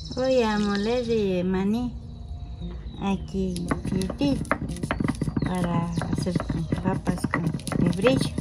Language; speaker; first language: Spanish; non-native, local second language; Quechua